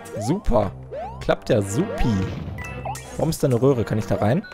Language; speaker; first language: German; native; German